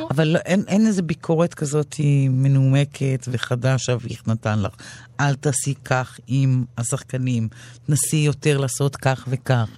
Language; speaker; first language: Hebrew; native; Hebrew